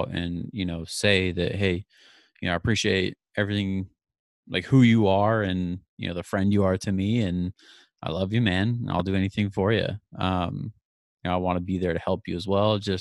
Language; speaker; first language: English; native; English